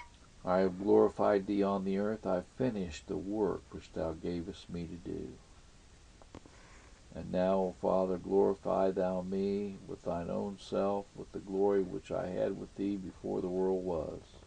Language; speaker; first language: English; native; English